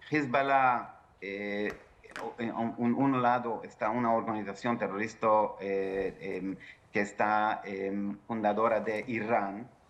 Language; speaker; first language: Spanish; non-native, fluent; Hebrew